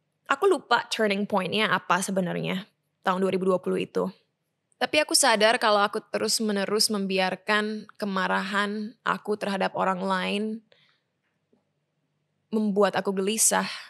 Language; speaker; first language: Indonesian; early bilingual, heritage; Indonesian